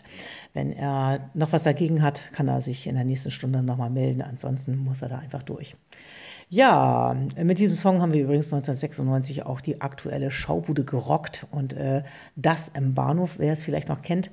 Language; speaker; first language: German; native; German